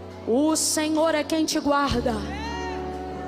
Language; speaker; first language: Portuguese; native; Portuguese